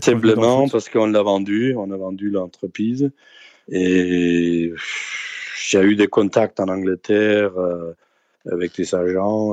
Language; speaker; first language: French; non-native, fluent; Danish